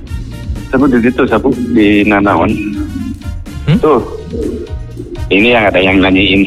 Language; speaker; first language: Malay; non-native, local second language; Sundanese